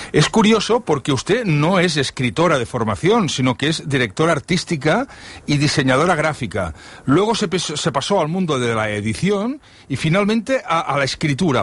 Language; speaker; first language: Spanish; non-native, local second language; Catalan